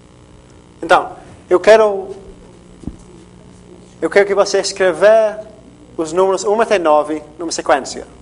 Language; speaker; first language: Portuguese; non-native, fluent; English